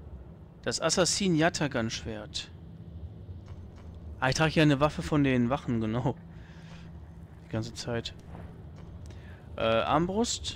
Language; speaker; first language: German; native; German